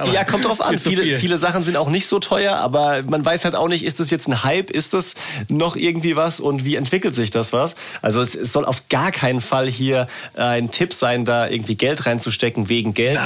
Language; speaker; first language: German; native; German